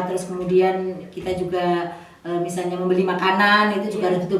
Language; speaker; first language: Indonesian; native; Indonesian